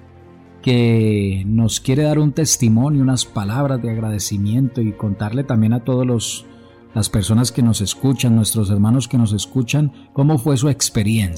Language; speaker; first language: Spanish; native; Spanish